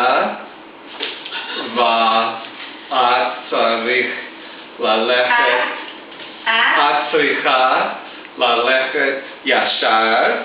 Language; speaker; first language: Hebrew; non-native, learner; English